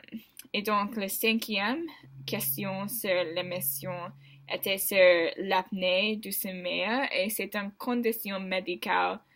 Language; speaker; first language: French; non-native, learner; English